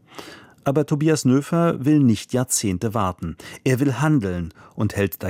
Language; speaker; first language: German; native; German